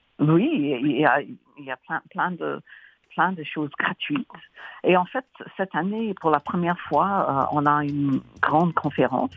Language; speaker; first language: French; non-native, fluent; English